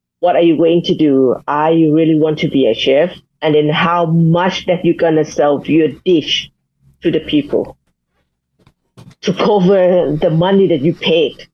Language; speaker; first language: English; non-native, learner; Thai